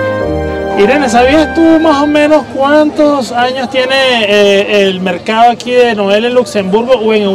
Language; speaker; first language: Spanish; native; Spanish